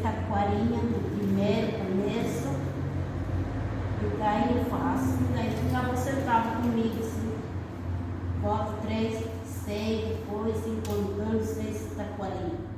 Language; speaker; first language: Portuguese; non-native, local second language; Guarani